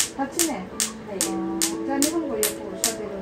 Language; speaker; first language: Japanese; non-native, fluent; Filipino